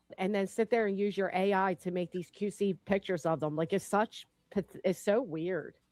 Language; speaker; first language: English; native; English